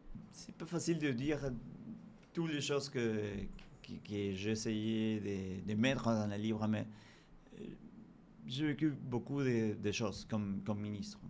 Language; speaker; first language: French; non-native, fluent; Spanish